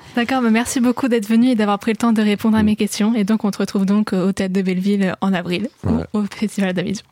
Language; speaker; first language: French; native; French